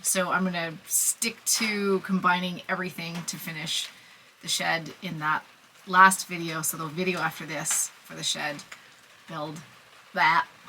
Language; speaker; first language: English; native; English